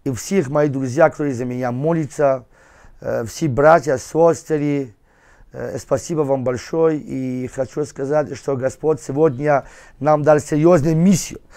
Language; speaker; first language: Russian; non-native, fluent; Persian